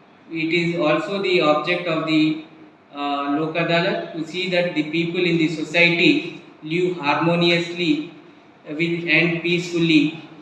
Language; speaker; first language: English; non-native, local second language; Telugu